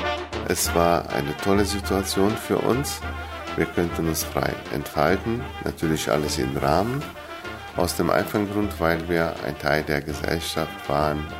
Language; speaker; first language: German; early bilingual, other home language; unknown